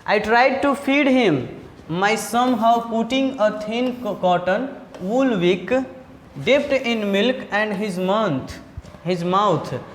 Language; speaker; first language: English; non-native, local second language; Hindi